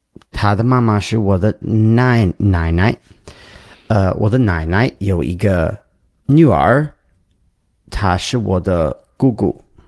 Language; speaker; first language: Chinese; non-native, learner; English